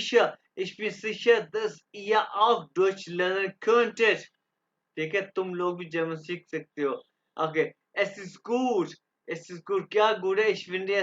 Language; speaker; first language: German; non-native, fluent; Urdu